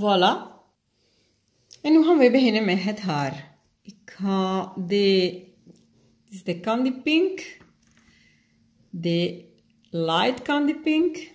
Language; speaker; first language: Dutch; non-native, fluent; Spanish